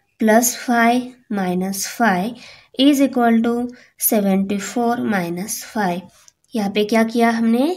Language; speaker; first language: Hindi; non-native, local second language; Marathi